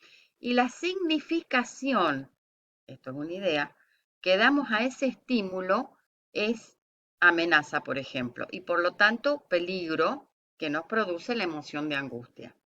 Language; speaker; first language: Spanish; native; Spanish